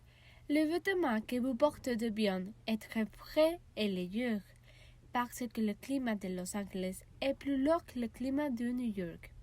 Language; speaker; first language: French; non-native, learner; Spanish